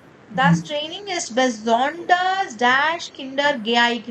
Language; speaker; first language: German; non-native, fluent; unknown